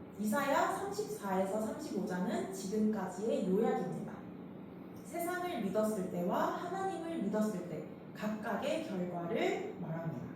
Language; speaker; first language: Korean; native; Korean